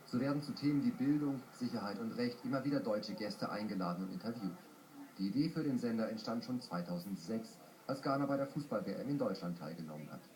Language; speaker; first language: German; native; German